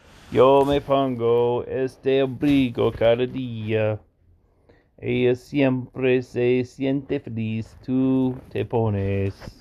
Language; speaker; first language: Spanish; non-native, learner; English